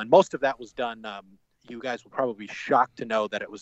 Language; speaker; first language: English; native; English